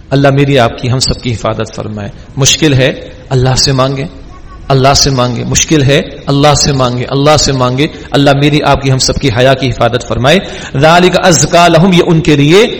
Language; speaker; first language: Urdu; native; Urdu